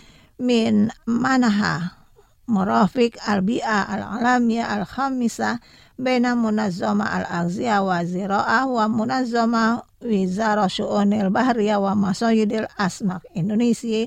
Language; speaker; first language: Arabic; non-native, fluent; Indonesian